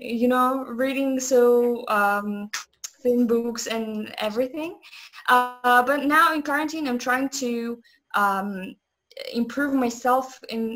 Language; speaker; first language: English; non-native, learner; Azerbaijani